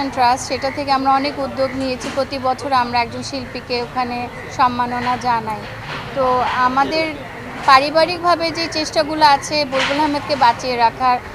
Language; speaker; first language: Bangla; native; Bangla